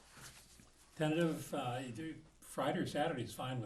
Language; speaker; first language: English; native; English